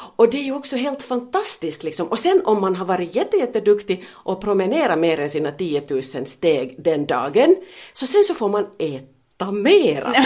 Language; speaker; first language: Swedish; non-native, local second language; Finnish